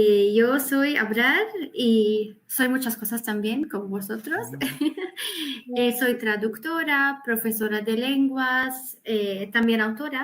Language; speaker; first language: Spanish; non-native, fluent; Arabic